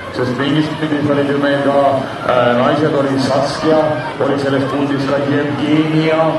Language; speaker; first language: Estonian; native; Estonian